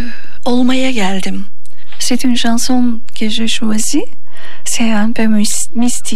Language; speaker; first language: French; non-native, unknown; Turkish